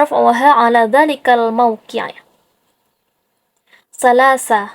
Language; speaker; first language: Arabic; non-native, learner; Indonesian